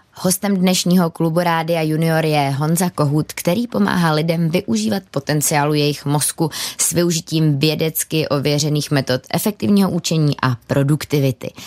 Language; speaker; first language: Czech; native; Czech